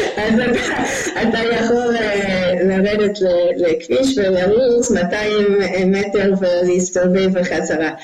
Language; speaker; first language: Hebrew; non-native, fluent; English